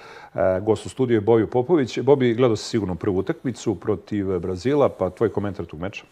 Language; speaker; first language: Serbian; native; Serbian